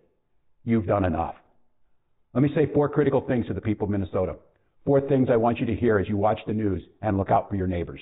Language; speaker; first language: English; native; English